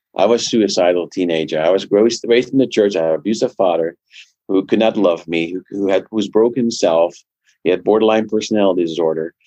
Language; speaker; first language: English; non-native, fluent; Dutch